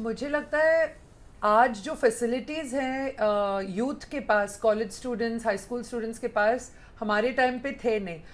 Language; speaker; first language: Hindi; non-native, local second language; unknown